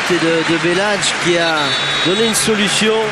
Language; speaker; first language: French; native; French